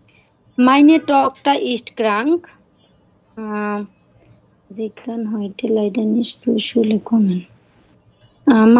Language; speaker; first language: German; non-native, learner; Bangla